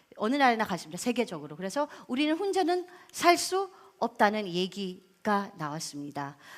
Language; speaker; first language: Korean; non-native, fluent; Filipino